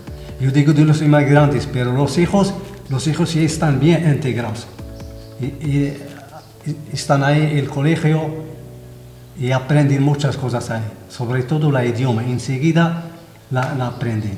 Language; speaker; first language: Spanish; non-native, fluent; Arabic